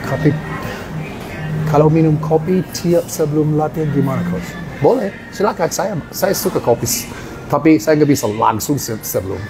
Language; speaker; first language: Indonesian; non-native, learner; English